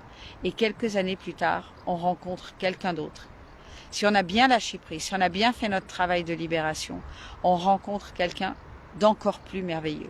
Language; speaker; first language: French; native; French